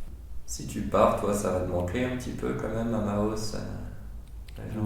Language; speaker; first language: French; native; French